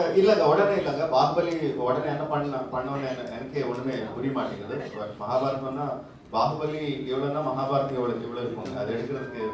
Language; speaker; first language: Tamil; non-native, local second language; Telugu